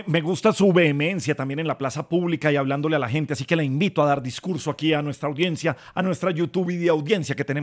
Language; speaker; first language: Spanish; native; Spanish